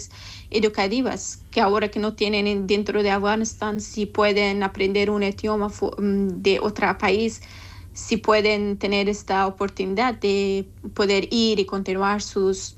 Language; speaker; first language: Spanish; non-native, learner; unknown